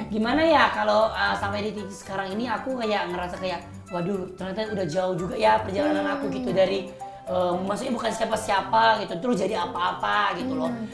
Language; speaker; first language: Indonesian; non-native, fluent; Thai